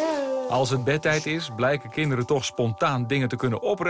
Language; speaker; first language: Dutch; native; Dutch